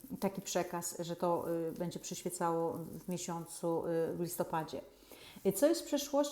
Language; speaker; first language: Polish; native; Polish